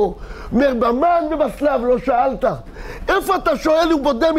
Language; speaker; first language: Hebrew; native; Hebrew